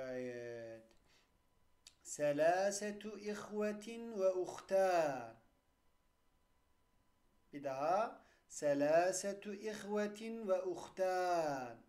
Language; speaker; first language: Arabic; non-native, fluent; Turkish